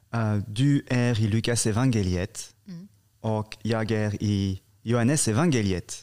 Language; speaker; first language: Swedish; non-native, fluent; French